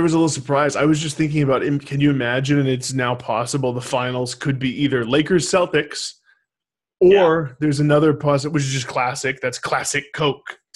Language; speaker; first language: English; native; English